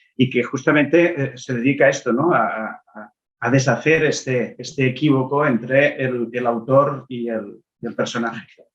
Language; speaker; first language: Spanish; non-native, local second language; Catalan